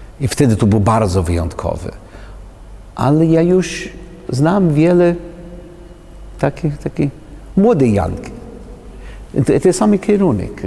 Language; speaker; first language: Polish; non-native, learner; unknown